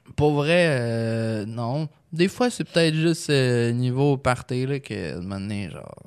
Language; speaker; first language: French; native; French